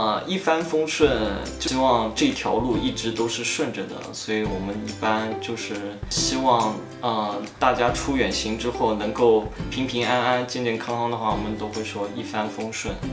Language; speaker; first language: Chinese; native; Chinese